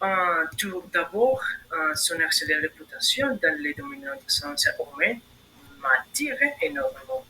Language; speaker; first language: French; non-native, learner; Spanish